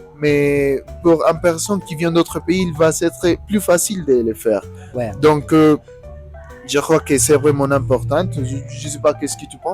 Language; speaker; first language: French; non-native, learner; Spanish